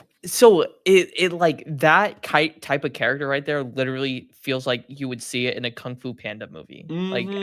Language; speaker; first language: English; native; English